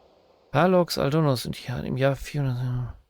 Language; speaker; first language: German; native; German